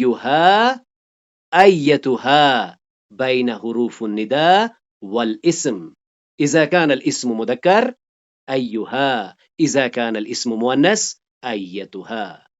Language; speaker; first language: Arabic; non-native, fluent; Urdu